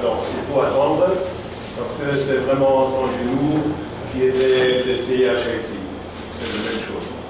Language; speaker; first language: French; non-native, fluent; German